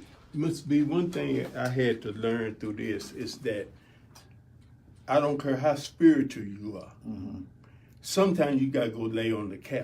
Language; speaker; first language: English; native; English